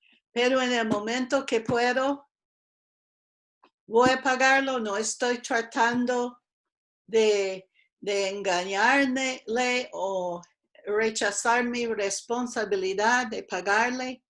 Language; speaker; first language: Spanish; non-native, fluent; English